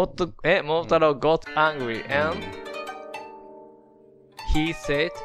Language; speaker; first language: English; non-native, learner; Japanese